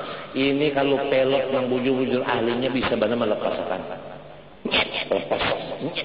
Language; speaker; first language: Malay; non-native, local second language; Banjar